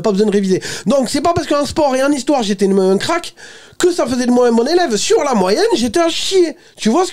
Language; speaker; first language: French; native; French